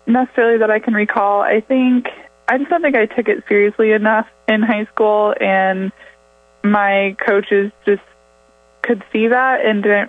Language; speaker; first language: English; native; English